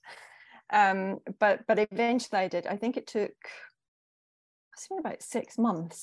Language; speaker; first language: English; native; English